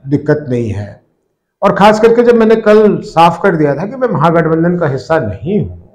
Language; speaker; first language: Hindi; native; Hindi